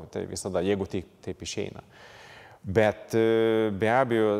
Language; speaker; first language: Lithuanian; non-native, fluent; Swedish